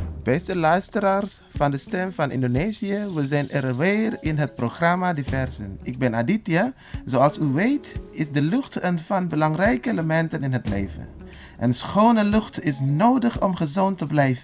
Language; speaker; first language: Dutch; non-native, fluent; Indonesian